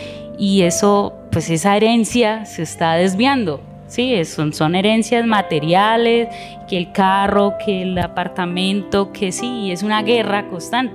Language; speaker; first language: Spanish; native; Spanish